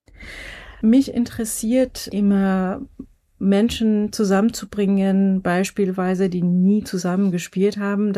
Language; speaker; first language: German; non-native, fluent; Persian